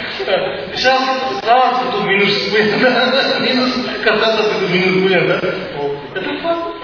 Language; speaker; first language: Russian; non-native, learner; Tibetan